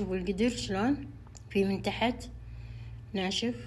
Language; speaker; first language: Arabic; native; Arabic